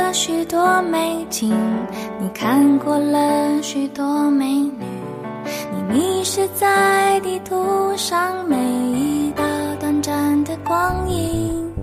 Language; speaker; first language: Chinese; native; Chinese